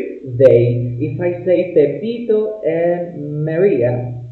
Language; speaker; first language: English; non-native, fluent; Spanish